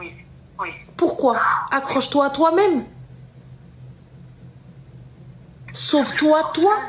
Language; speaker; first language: French; native; French